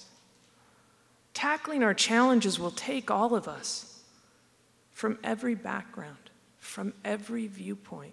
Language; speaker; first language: English; native; English